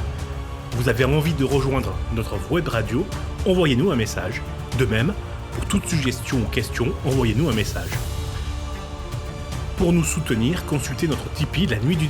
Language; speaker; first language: French; native; French